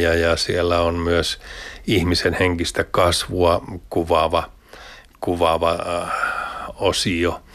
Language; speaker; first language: Finnish; native; Finnish